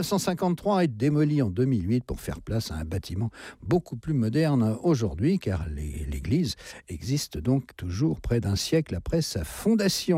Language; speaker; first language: French; native; French